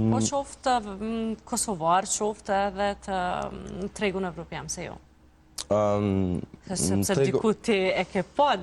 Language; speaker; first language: Albanian; native; Albanian